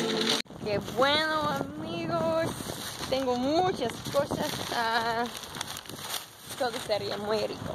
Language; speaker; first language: Spanish; non-native, learner; English